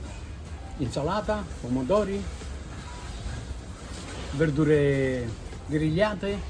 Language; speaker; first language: Italian; native; Italian